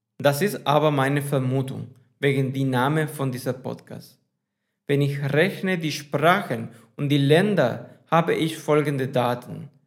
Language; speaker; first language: German; non-native, fluent; Spanish